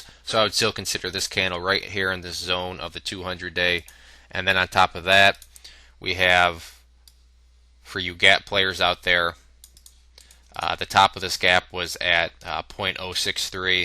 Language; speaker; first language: English; native; English